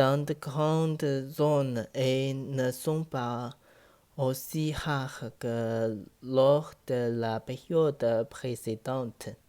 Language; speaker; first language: French; non-native, learner; Chinese